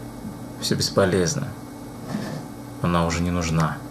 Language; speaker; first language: Russian; native; Russian